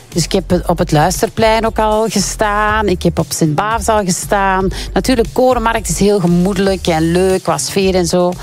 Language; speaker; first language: Dutch; native; Dutch